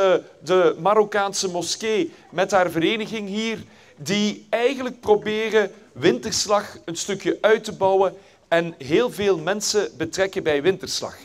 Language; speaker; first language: Dutch; native; Dutch